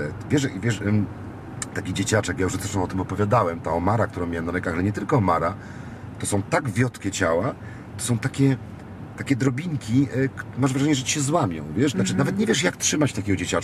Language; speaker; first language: Polish; native; Polish